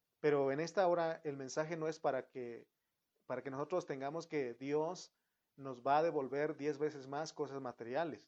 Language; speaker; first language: Spanish; native; Spanish